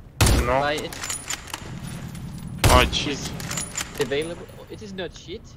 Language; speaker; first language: English; non-native, learner; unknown